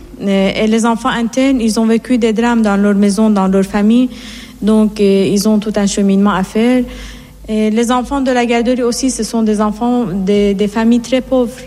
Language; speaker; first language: French; non-native, fluent; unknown